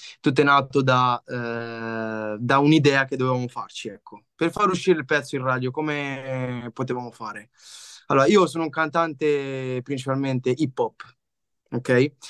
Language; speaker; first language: Italian; native; Italian